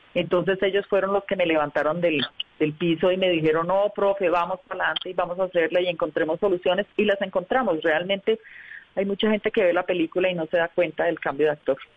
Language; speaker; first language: Spanish; native; Spanish